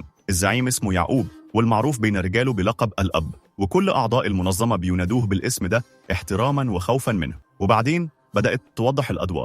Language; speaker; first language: Arabic; native; Arabic